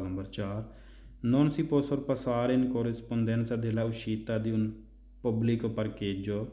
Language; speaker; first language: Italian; non-native, fluent; Punjabi